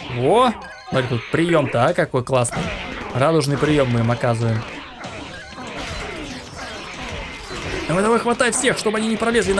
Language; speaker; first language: Russian; native; Russian